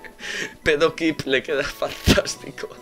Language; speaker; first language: Spanish; native; Spanish